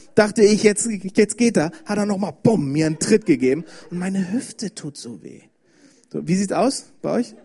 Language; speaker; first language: German; native; German